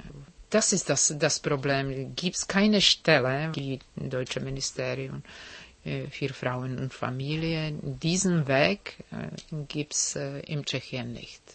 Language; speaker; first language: German; non-native, fluent; Czech